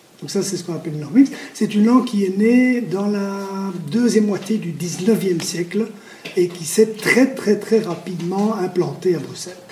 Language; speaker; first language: French; native; French